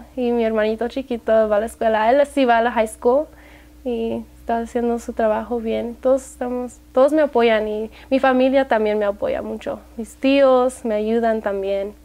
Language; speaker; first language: Spanish; early bilingual, heritage; Spanish